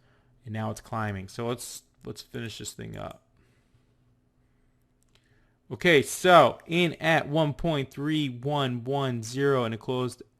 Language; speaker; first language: English; native; English